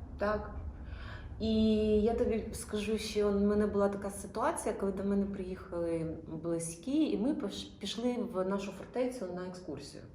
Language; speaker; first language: Ukrainian; non-native, local second language; Russian